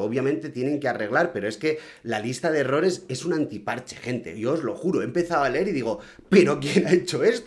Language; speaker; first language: Spanish; native; Spanish